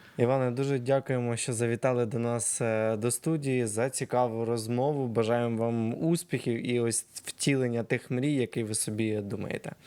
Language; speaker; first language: Ukrainian; native; Ukrainian